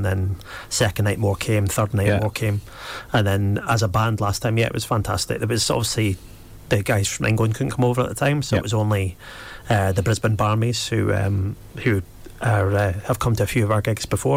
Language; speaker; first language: English; native; English